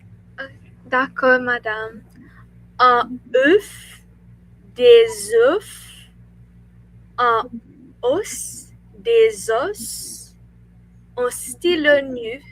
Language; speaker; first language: French; non-native, learner; English